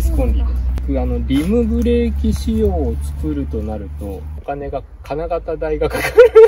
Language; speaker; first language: Japanese; native; Japanese